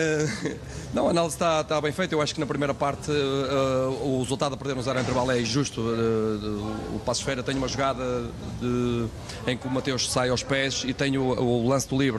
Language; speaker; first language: Portuguese; native; Portuguese